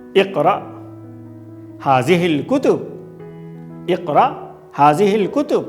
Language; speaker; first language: Arabic; non-native, fluent; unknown